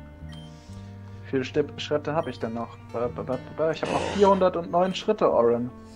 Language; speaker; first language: German; native; German